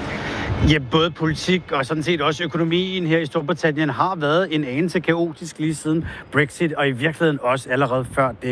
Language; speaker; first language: Danish; native; Danish